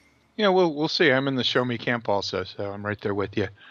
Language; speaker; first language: English; native; English